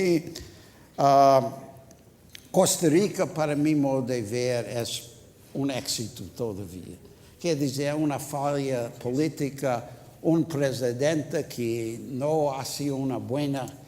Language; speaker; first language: Spanish; non-native, fluent; English